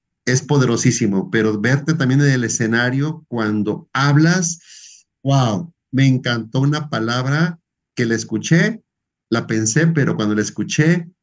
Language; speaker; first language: Spanish; native; Spanish